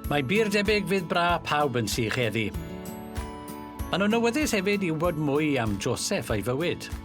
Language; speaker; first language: Welsh; native; Welsh